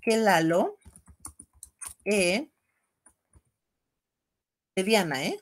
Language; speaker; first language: French; non-native, fluent; Spanish